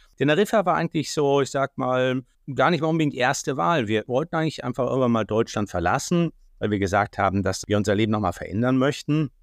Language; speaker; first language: German; native; German